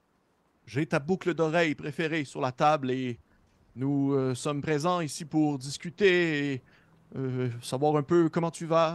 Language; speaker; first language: French; native; French